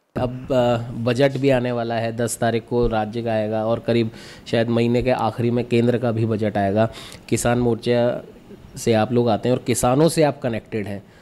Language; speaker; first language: Hindi; native; Hindi